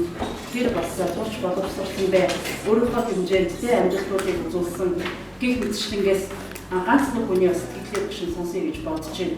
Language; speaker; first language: Mongolian; native; Mongolian